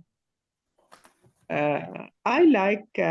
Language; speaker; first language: English; non-native, learner; Arabic